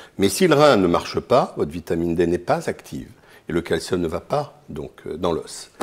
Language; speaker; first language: French; native; French